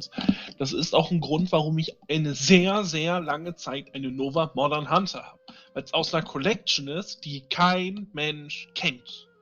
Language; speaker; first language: German; native; German